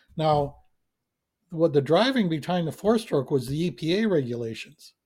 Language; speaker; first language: English; native; English